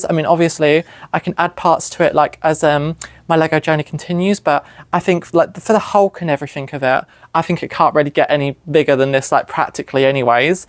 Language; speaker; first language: English; native; English